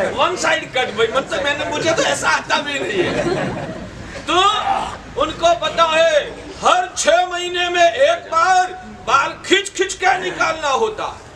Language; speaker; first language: Hindi; non-native, local second language; Gujarati